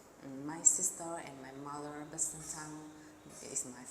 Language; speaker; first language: English; non-native, learner; Vietnamese